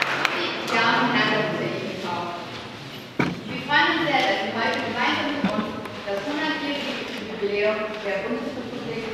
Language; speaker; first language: German; native; German